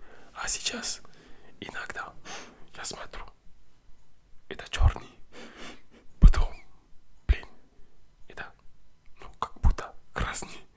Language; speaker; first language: Russian; non-native, learner; French